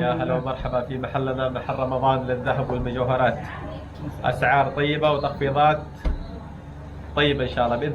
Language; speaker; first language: Arabic; native; Arabic